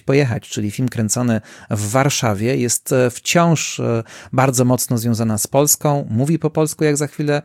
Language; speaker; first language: Polish; native; Polish